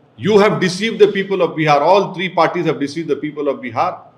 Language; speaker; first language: English; non-native, local second language; Hindi